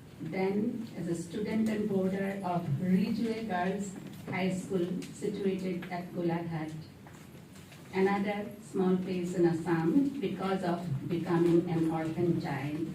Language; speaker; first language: English; non-native, local second language; Assamese